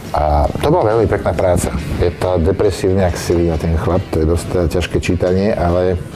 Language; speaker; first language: Slovak; native; Slovak